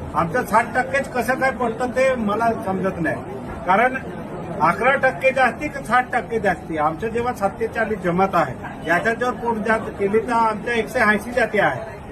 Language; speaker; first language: Marathi; non-native, local second language; Bhili